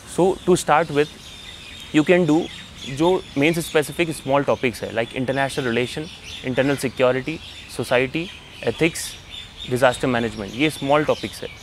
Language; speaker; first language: Hindi; native; Hindi